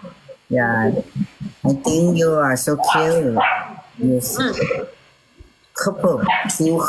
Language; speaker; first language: English; non-native, learner; Thai